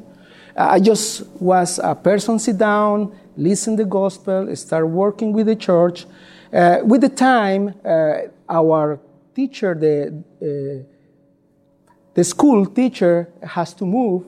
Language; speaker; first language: English; non-native, learner; Spanish